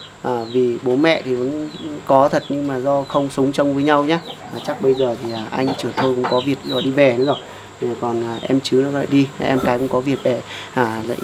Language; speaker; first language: Vietnamese; native; Vietnamese